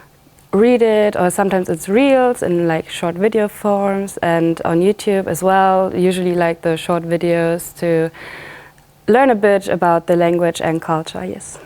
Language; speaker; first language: English; non-native, fluent; German